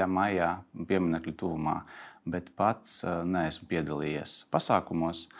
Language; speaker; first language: Latvian; non-native, local second language; Russian